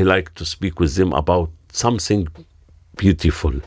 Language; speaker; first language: English; non-native, learner; Arabic